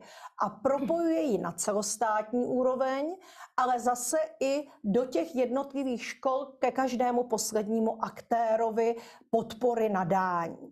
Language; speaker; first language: Czech; native; Czech